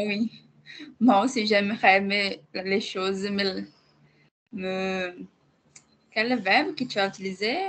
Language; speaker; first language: French; non-native, fluent; Portuguese